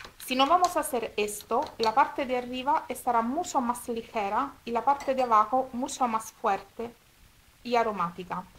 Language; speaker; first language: Spanish; non-native, fluent; Italian